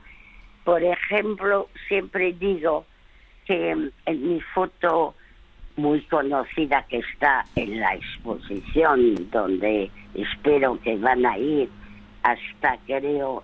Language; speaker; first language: Spanish; early bilingual, other home language; French